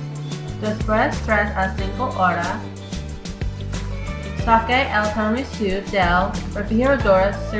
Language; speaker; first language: Spanish; non-native, learner; English